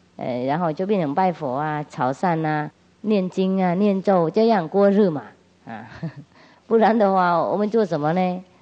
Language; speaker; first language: Chinese; non-native, fluent; Vietnamese